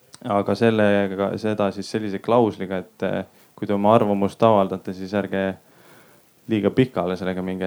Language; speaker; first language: Estonian; native; Estonian